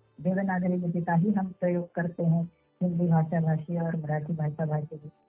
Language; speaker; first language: Hindi; non-native, local second language; Marathi